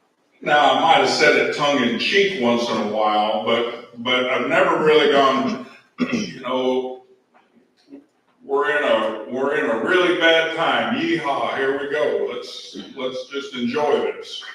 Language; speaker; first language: English; native; English